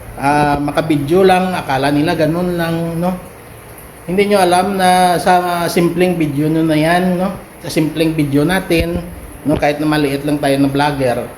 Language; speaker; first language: Filipino; non-native, local second language; Hiligaynon